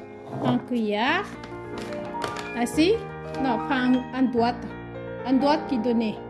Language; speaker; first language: French; non-native, learner; Hmong